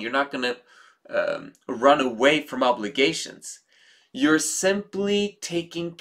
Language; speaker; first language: English; native; English